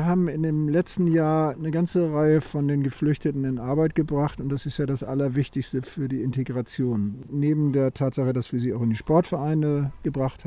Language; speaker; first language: German; native; German